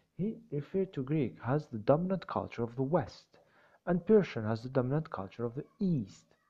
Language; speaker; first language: English; non-native, fluent; Arabic